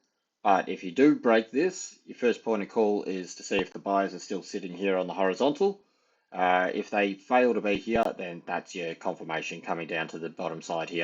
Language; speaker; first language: English; native; English